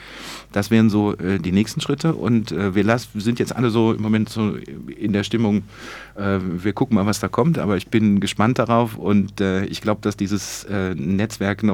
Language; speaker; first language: German; native; German